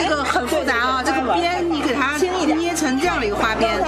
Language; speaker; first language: Chinese; native; Chinese